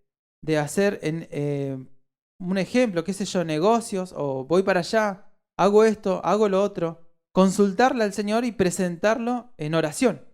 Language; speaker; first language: Spanish; native; Spanish